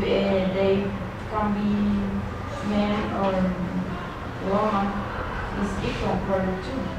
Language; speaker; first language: English; non-native, learner; Spanish